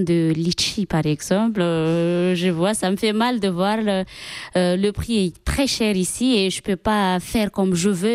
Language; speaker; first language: French; non-native, local second language; Malagasy